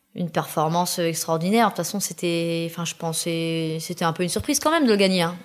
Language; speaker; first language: French; native; French